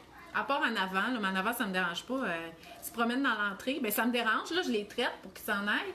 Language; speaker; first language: French; native; French